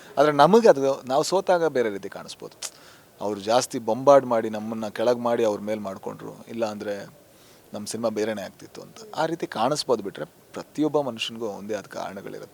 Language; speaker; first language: Kannada; non-native, local second language; Tulu